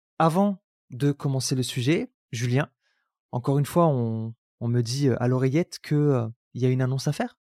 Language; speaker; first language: French; non-native, local second language; Arabic